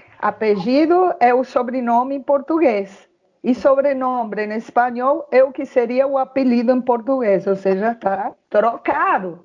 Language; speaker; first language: Portuguese; non-native, fluent; Spanish